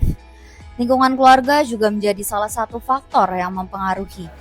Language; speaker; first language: Indonesian; native; Indonesian